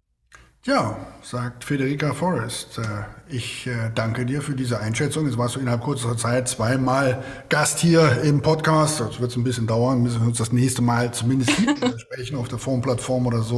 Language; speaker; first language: German; native; German